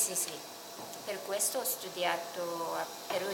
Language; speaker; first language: Italian; non-native, fluent; Japanese